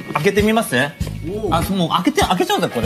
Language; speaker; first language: Japanese; native; Japanese